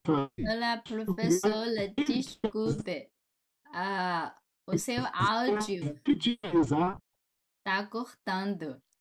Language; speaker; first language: Portuguese; non-native, fluent; Chinese